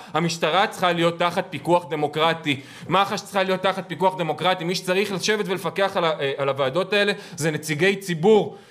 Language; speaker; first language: Hebrew; native; Hebrew